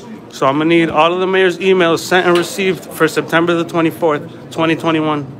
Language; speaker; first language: English; early bilingual, other home language; Spanish